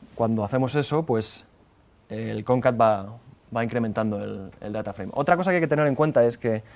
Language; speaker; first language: Spanish; native; Spanish